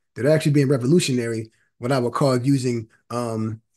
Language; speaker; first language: English; native; English